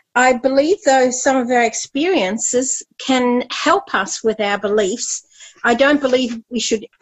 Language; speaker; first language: English; native; English